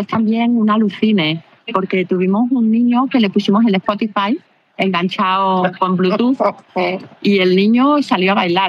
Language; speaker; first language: Spanish; native; Spanish